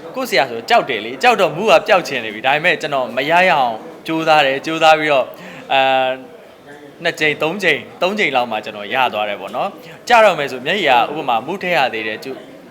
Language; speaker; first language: Burmese; native; Burmese